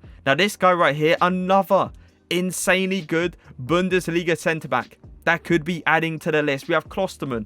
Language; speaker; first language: English; native; English